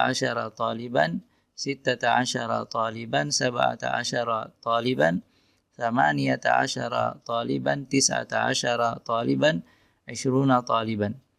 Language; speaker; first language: Arabic; non-native, fluent; Indonesian